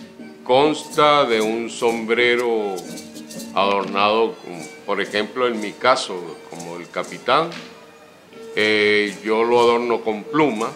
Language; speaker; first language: Spanish; native; Spanish